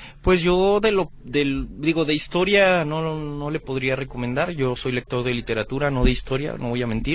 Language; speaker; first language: Spanish; native; Spanish